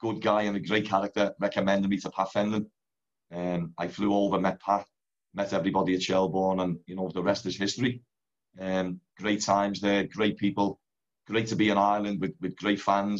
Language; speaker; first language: English; native; English